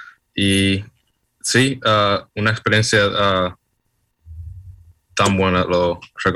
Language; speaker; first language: Spanish; early bilingual, heritage; Spanish